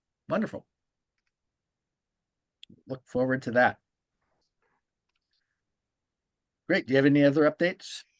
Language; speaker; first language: English; native; English